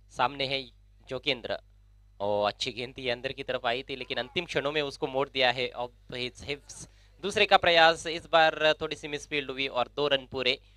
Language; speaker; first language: Hindi; non-native, local second language; Marathi